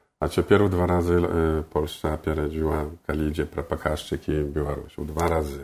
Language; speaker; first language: Polish; non-native, local second language; Belarusian